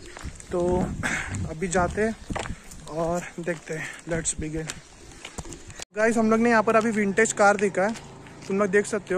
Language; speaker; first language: Hindi; native; Hindi